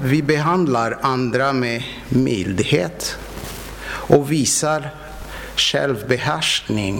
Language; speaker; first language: Swedish; non-native, fluent; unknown